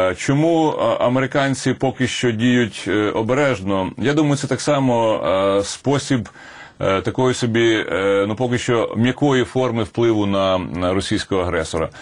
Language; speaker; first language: Ukrainian; native; Ukrainian